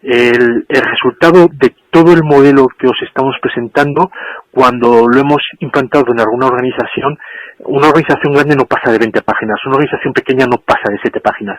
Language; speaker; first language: Spanish; native; Spanish